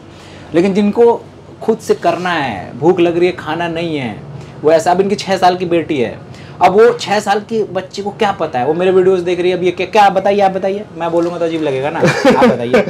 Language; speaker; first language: Hindi; native; Hindi